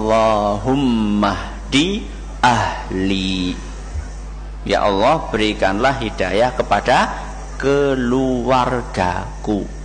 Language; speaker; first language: Malay; non-native, local second language; Javanese